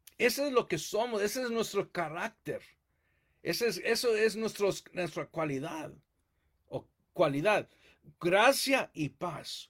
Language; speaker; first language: Spanish; early bilingual, heritage; Spanish